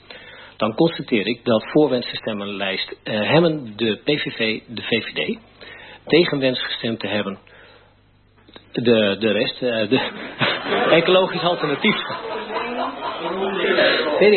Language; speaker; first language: Dutch; native; Dutch